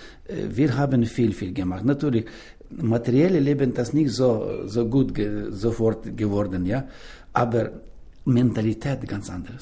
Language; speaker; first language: German; non-native, learner; Ukrainian